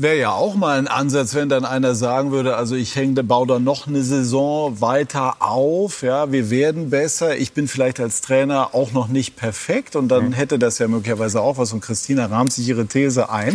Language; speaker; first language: German; native; German